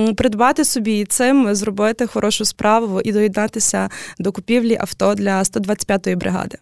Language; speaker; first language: Ukrainian; native; Ukrainian